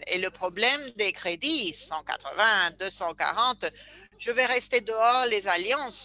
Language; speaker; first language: French; non-native, fluent; Spanish